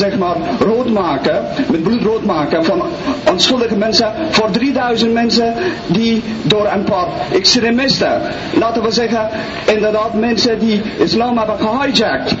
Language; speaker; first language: Dutch; non-native, fluent; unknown